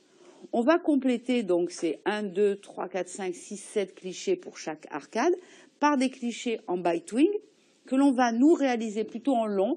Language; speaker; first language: French; native; French